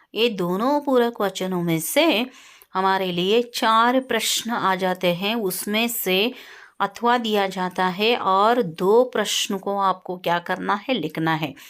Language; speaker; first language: Hindi; non-native, local second language; Kannada